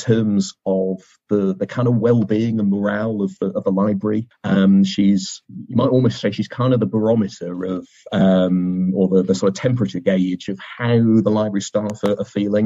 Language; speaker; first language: English; native; English